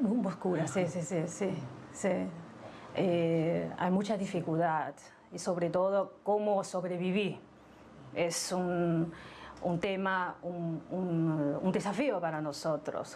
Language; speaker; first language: Spanish; non-native, fluent; Chinese